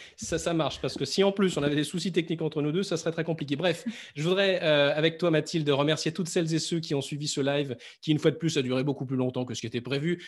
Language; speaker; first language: French; native; French